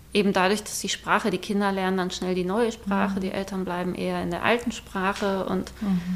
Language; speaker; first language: German; native; German